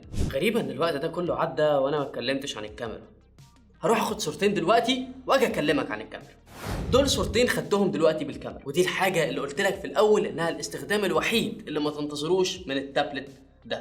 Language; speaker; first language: Arabic; native; Arabic